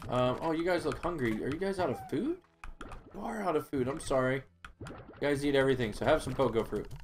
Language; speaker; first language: English; native; English